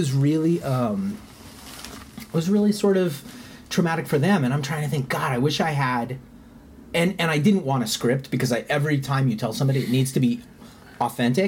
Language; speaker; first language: English; native; English